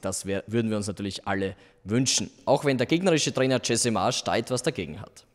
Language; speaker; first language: German; native; German